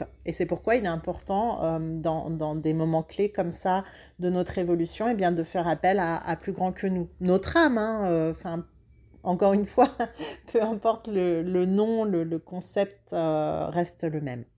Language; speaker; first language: French; native; French